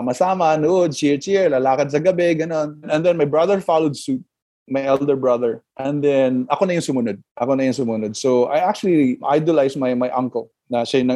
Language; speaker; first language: English; non-native, local second language; Cebuano